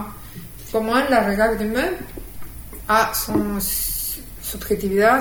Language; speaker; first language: French; non-native, fluent; Spanish